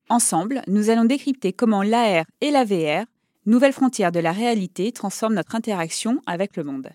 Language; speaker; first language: French; native; French